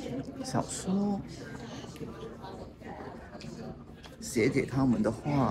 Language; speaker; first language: Chinese; non-native, local second language; Cantonese